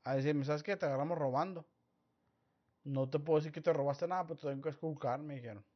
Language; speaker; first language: Spanish; early bilingual, heritage; Spanish